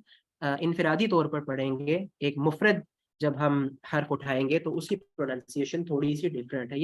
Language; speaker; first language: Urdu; non-native, local second language; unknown